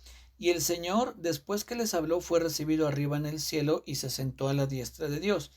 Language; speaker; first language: Spanish; native; Spanish